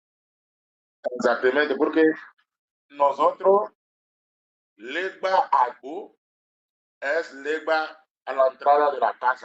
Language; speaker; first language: Spanish; non-native, learner; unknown